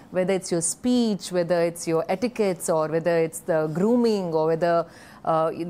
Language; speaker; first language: English; non-native, local second language; Telugu